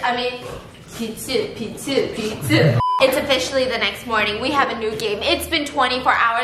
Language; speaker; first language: English; early bilingual, other home language; Korean